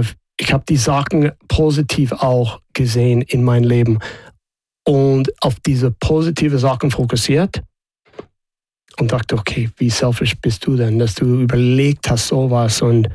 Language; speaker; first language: German; non-native, fluent; English